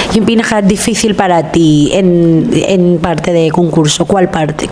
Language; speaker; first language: Spanish; non-native, fluent; Filipino